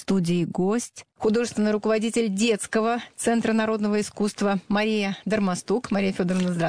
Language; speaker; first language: Russian; native; Russian